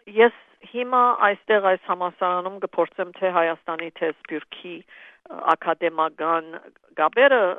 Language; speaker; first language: Armenian; early bilingual, heritage; Armenian